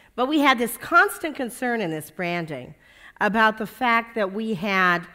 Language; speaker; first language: English; native; English